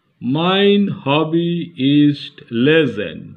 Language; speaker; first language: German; non-native, learner; Bangla